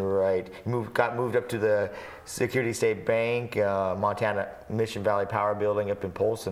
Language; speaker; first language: English; native; English